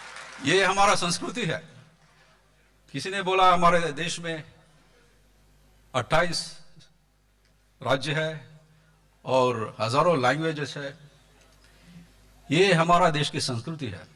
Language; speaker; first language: Hindi; non-native, local second language; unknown